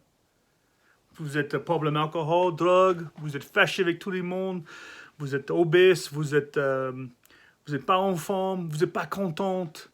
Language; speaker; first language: French; non-native, learner; English